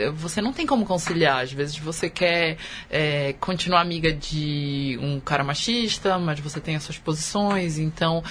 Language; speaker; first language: Portuguese; native; Portuguese